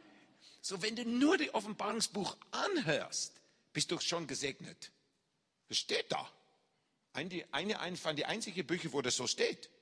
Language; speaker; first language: German; non-native, fluent; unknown